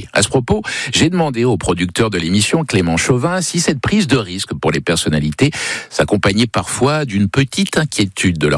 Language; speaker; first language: French; native; French